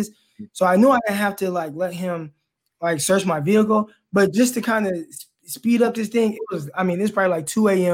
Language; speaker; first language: English; native; English